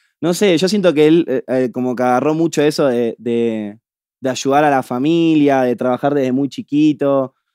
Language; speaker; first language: Spanish; native; Spanish